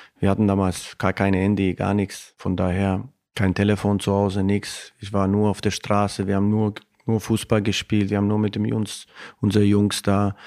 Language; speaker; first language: German; non-native, fluent; Albanian